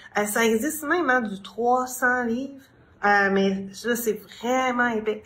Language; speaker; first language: French; native; French